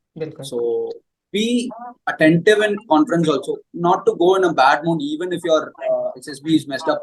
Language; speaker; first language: English; non-native, local second language; Hindi